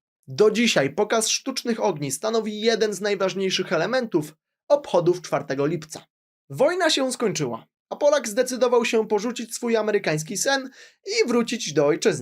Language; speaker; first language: Polish; native; Polish